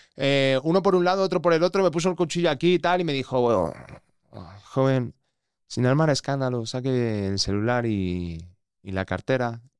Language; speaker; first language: Spanish; native; Spanish